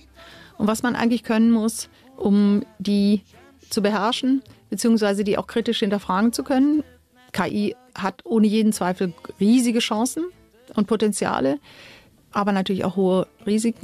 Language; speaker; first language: German; native; German